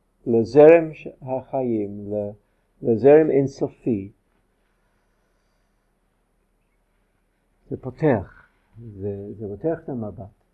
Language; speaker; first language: Hebrew; non-native, fluent; English